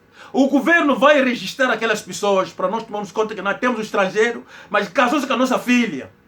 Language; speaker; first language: Portuguese; non-native, local second language; Kongo